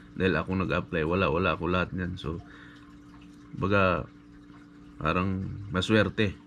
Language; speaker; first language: Filipino; non-native, local second language; Cebuano